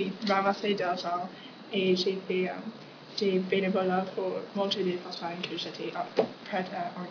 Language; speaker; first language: French; non-native, learner; English